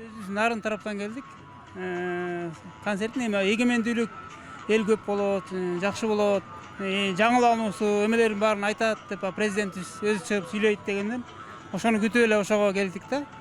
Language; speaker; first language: Kyrgyz; native; Kyrgyz